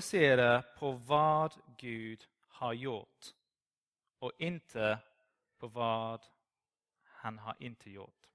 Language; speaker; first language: Swedish; non-native, learner; English